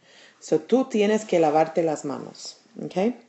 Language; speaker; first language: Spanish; non-native, fluent; English